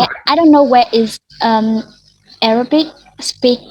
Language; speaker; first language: English; non-native, learner; Vietnamese